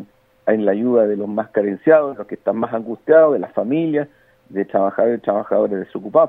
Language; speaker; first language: Spanish; native; Spanish